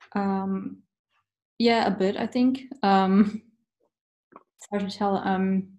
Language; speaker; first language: English; non-native, fluent; German